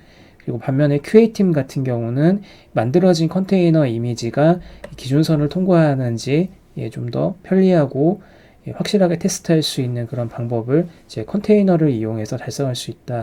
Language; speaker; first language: Korean; native; Korean